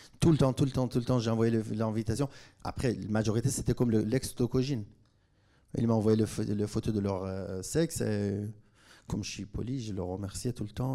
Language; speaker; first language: French; non-native, fluent; Kurdish